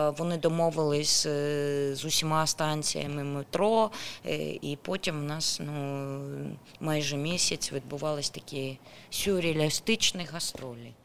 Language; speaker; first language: Ukrainian; non-native, local second language; Russian